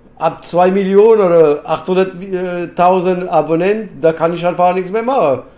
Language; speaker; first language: German; non-native, learner; French